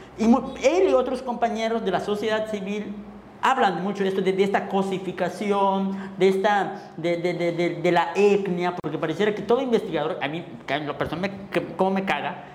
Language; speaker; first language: Spanish; non-native, local second language; Tzotzil